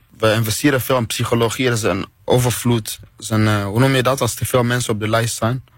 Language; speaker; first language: Dutch; non-native, fluent; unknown